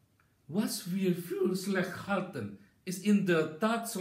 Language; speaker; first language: German; non-native, learner; Indonesian